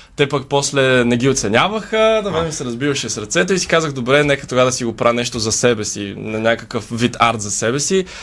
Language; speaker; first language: Bulgarian; native; Bulgarian